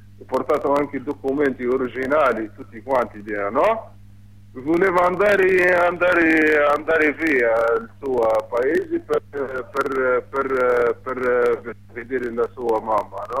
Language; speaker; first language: Italian; non-native, learner; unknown